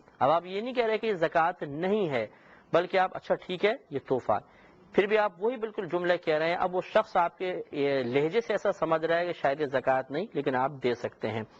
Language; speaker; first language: Urdu; native; Urdu